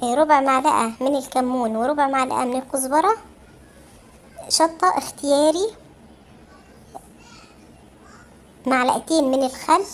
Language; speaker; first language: Arabic; native; Arabic